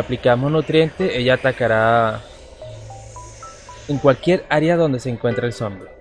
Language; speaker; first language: Spanish; native; Spanish